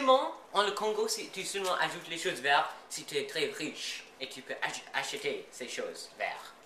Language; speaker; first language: French; non-native, learner; English